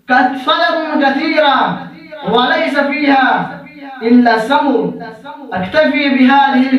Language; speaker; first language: Arabic; non-native, learner; Urdu